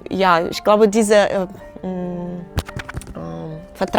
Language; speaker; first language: German; non-native, learner; Russian